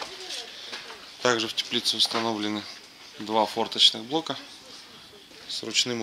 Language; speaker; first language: Russian; native; Russian